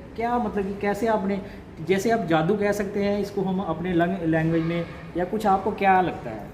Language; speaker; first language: Hindi; non-native, local second language; Punjabi